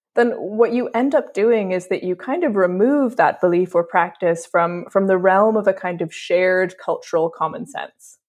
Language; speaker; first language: English; native; English